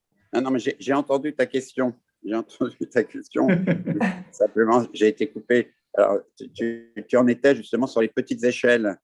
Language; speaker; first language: French; native; French